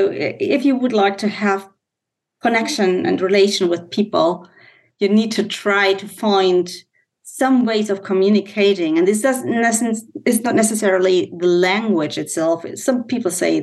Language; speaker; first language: English; non-native, fluent; German